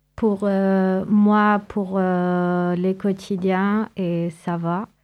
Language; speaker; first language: French; non-native, fluent; Spanish